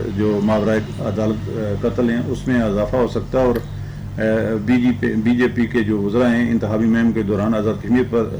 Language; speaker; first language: Urdu; non-native, local second language; Punjabi